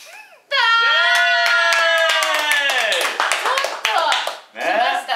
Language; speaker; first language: Japanese; native; Japanese